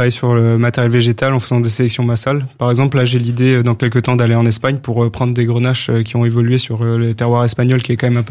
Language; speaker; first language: French; native; French